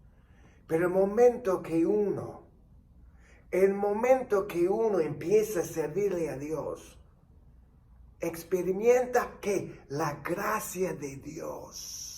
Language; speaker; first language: Spanish; non-native, fluent; English